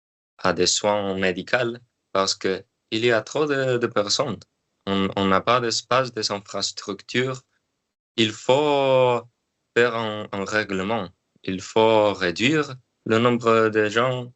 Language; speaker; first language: French; non-native, learner; Spanish